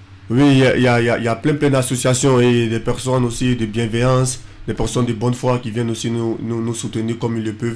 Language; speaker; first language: French; non-native, local second language; Fula